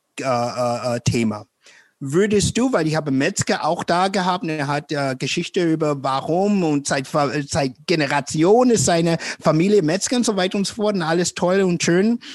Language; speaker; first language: German; non-native, fluent; English